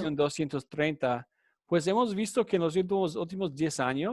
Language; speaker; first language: Spanish; non-native, fluent; English